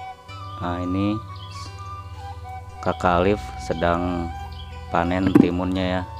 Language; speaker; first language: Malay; non-native, local second language; Sundanese